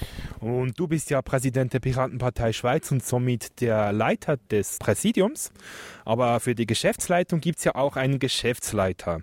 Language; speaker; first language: German; native; German